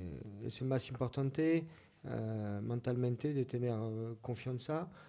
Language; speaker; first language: Spanish; non-native, fluent; French